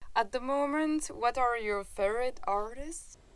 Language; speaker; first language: English; non-native, fluent; French